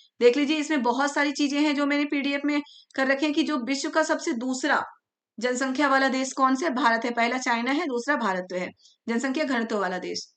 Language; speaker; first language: Hindi; native; Hindi